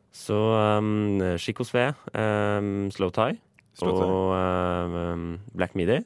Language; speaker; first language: Norwegian; native; Norwegian